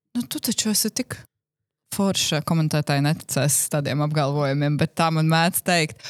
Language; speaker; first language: Latvian; native; Latvian